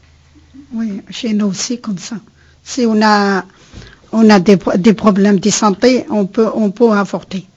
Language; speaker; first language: French; non-native, learner; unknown